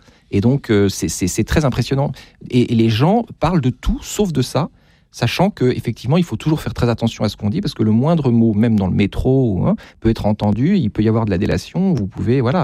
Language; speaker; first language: French; native; French